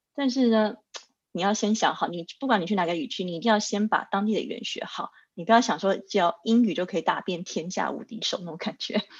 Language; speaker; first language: Chinese; native; Chinese